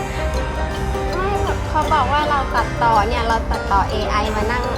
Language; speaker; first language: Thai; native; Thai